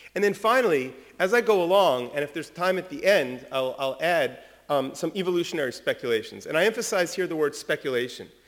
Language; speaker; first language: English; early bilingual, other home language; French